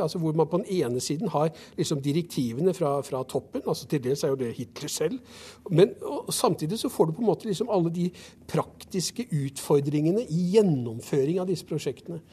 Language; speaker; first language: Norwegian; native; Norwegian